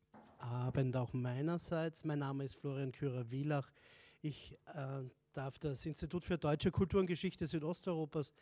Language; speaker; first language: German; native; German